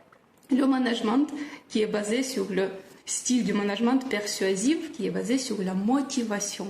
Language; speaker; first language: French; non-native, fluent; Russian